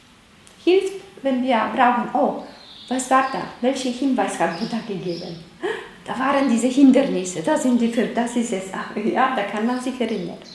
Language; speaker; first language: German; non-native, fluent; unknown